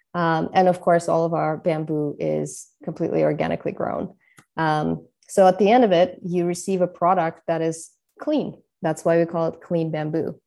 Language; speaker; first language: English; non-native, fluent; Russian